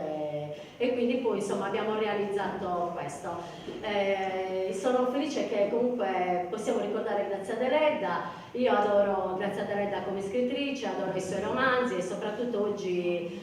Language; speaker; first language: Italian; native; Italian